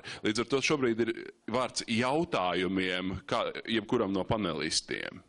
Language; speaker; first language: Latvian; native; Latvian